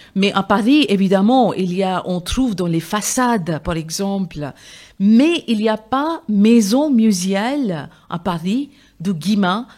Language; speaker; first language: French; non-native, fluent; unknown